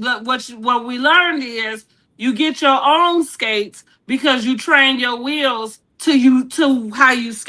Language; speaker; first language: English; native; English